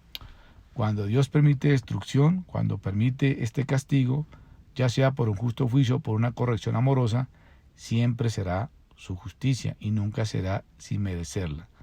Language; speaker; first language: Spanish; native; Spanish